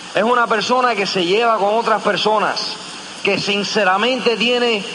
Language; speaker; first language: Spanish; early bilingual, heritage; Spanish